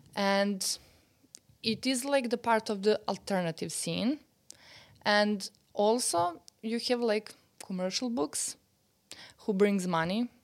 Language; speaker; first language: English; non-native, fluent; Serbian